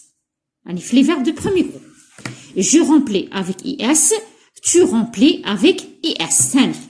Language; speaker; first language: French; non-native, local second language; Arabic